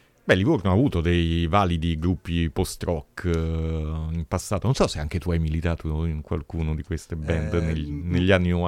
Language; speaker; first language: Italian; native; Italian